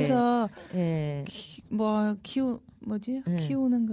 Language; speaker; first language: Korean; non-native, learner; Chinese